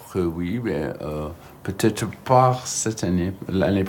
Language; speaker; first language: French; non-native, fluent; English